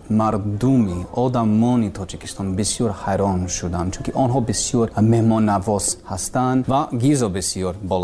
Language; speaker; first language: Persian; non-native, learner; English